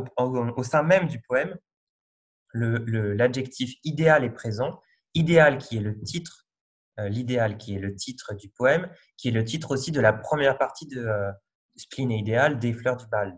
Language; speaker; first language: French; native; French